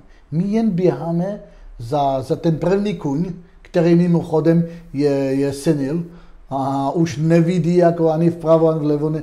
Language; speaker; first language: Czech; non-native, fluent; Hebrew